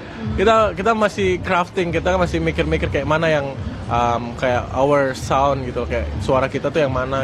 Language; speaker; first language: Indonesian; native; Indonesian